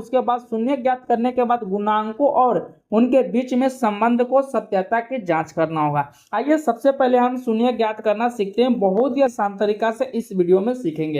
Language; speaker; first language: Hindi; native; Hindi